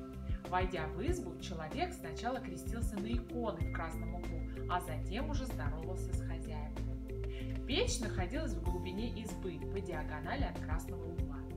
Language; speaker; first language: Russian; native; Russian